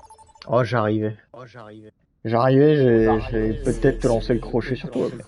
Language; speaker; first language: French; native; French